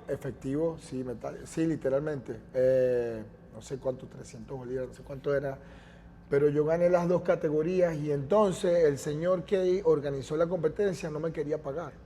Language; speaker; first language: Spanish; native; Spanish